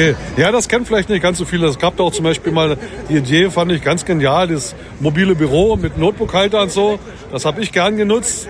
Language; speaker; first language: German; native; German